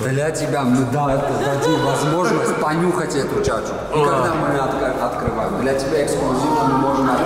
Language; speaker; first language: Russian; non-native, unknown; Georgian